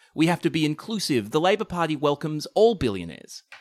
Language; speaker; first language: English; native; English